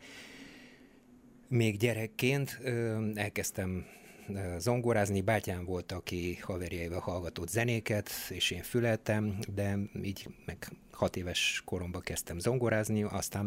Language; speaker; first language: Hungarian; non-native, fluent; Bulgarian